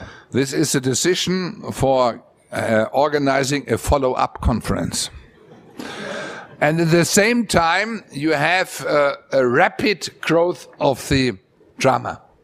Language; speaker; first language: English; non-native, fluent; German